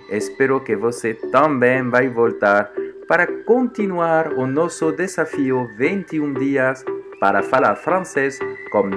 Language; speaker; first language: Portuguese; non-native, fluent; French